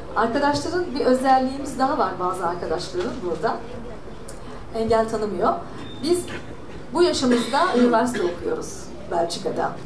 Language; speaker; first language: Turkish; native; Turkish